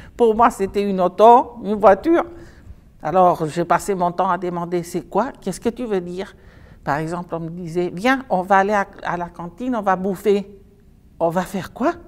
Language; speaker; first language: French; non-native, fluent; Dutch